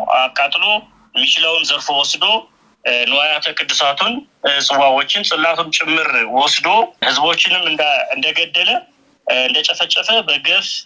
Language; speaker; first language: Amharic; native; Amharic